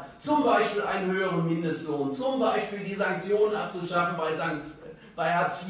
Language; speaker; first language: German; native; German